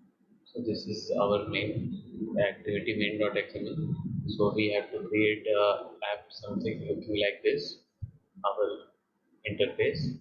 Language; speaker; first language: English; non-native, fluent; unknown